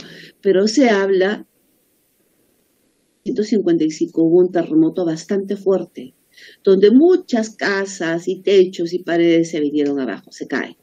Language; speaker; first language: Spanish; native; Spanish